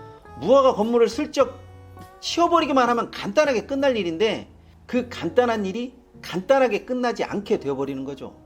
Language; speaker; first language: Korean; native; Korean